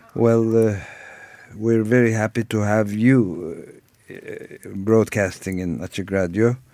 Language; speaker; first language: English; non-native, fluent; Turkish